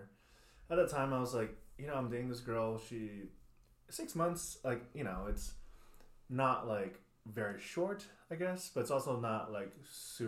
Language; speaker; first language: English; early bilingual, other home language; Chinese